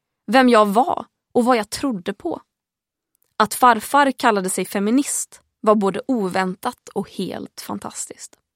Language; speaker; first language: Swedish; early bilingual, heritage; Swedish